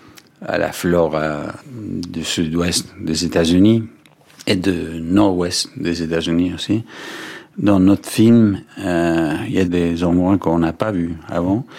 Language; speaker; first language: French; non-native, fluent; Danish